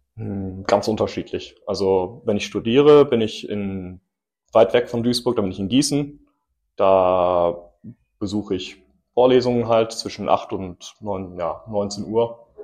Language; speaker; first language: German; early bilingual, other home language; English